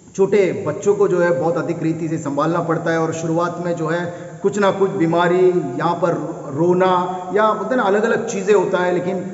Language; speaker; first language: Hindi; non-native, local second language; Kannada